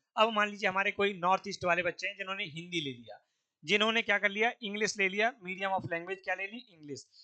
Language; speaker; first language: Hindi; native; Hindi